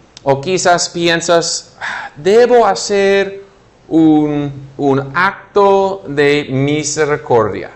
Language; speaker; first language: Spanish; non-native, fluent; English